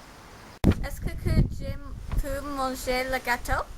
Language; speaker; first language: French; non-native, learner; English